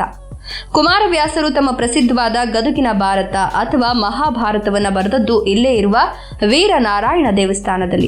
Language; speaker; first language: Kannada; native; Kannada